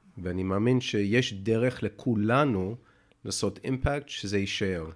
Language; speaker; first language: Hebrew; native; Hebrew